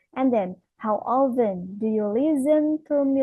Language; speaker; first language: English; non-native, fluent; Indonesian